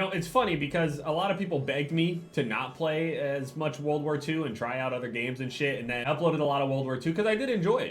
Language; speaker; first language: English; native; English